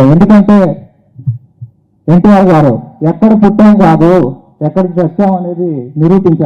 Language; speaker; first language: Telugu; native; Telugu